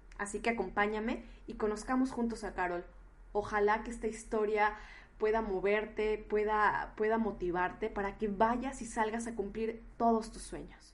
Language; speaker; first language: Spanish; native; Spanish